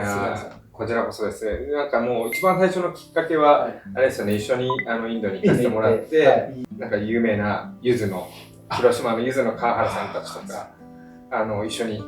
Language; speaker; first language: Japanese; native; Japanese